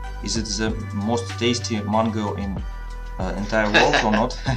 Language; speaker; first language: English; non-native, learner; Russian